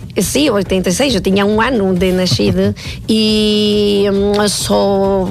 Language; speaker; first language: Portuguese; non-native, fluent; Spanish